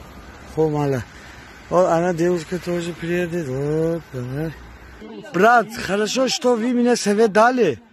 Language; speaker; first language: Russian; non-native, learner; Tajik